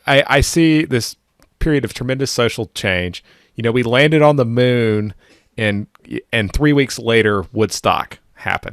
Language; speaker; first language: English; native; English